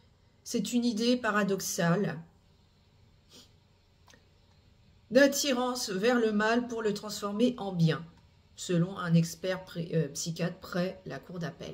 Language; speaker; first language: French; native; French